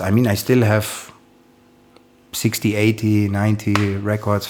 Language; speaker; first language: English; non-native, fluent; German